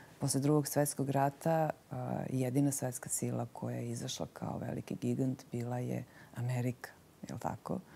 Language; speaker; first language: Serbian; native; Serbian